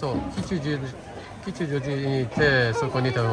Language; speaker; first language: Japanese; non-native, learner; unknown